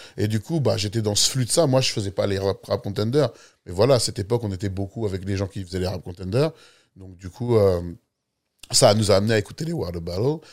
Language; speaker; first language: French; native; French